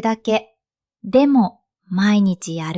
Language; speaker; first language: Japanese; non-native, fluent; Vietnamese